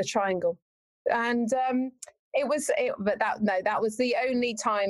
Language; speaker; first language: English; native; English